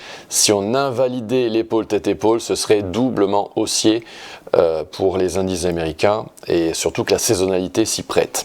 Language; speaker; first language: French; native; French